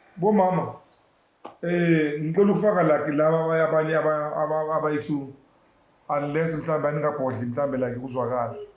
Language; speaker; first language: Zulu; native; Zulu